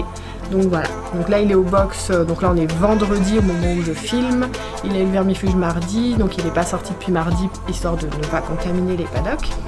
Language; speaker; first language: French; native; French